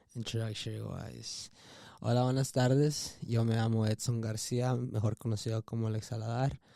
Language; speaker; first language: Spanish; early bilingual, heritage; Spanish